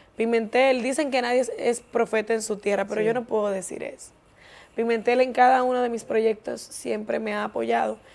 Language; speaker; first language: Spanish; native; Spanish